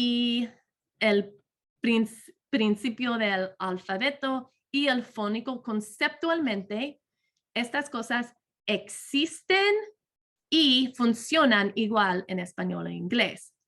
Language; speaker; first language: Spanish; non-native, fluent; English